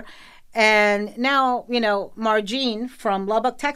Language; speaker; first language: English; native; English